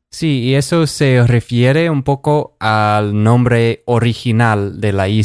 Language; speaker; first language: Spanish; non-native, fluent; English